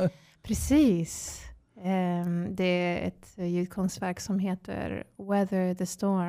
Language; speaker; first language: Swedish; non-native, fluent; English